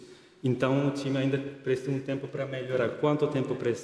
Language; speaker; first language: Portuguese; non-native, fluent; Turkish